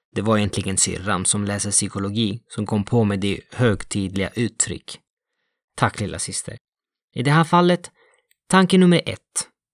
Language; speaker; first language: Swedish; non-native, fluent; Italian